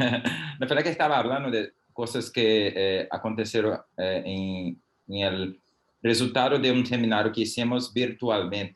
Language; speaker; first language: Spanish; non-native, learner; Portuguese